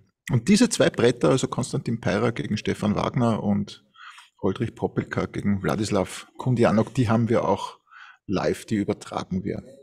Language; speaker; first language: German; native; German